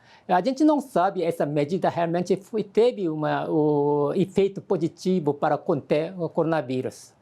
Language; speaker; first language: Portuguese; non-native, fluent; Korean